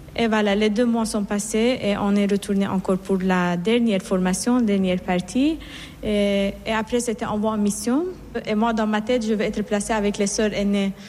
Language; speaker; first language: French; non-native, fluent; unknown